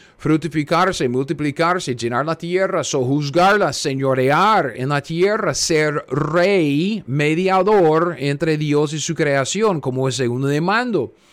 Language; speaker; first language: Spanish; non-native, fluent; English